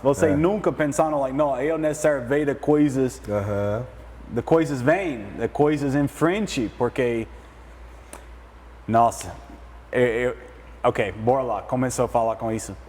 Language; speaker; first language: Portuguese; non-native, learner; English